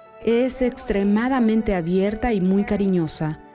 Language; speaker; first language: Spanish; non-native, fluent; English